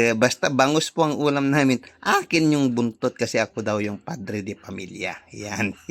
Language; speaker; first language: Filipino; non-native, local second language; Iloko